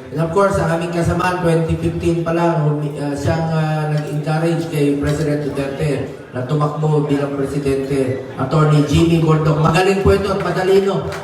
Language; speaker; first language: Filipino; non-native, local second language; Cebuano